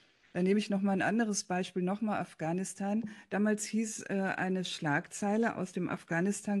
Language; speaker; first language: German; native; German